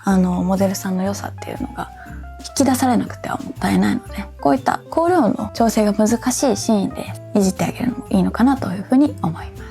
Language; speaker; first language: Japanese; native; Japanese